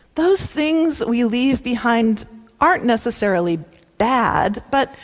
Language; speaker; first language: English; native; English